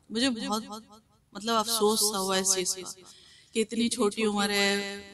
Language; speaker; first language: Hindi; native; Hindi